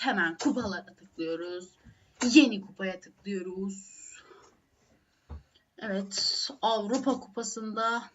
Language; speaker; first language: Turkish; native; Turkish